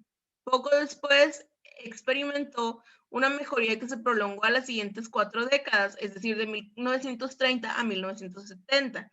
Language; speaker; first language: Spanish; native; Spanish